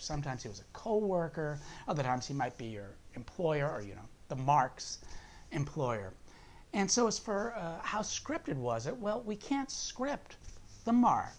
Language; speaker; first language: English; native; English